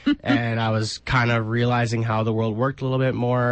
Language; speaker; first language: English; native; English